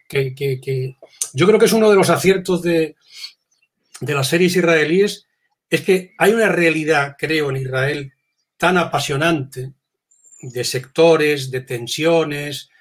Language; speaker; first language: Spanish; native; Spanish